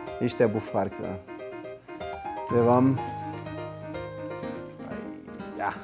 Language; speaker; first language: Turkish; non-native, learner; Portuguese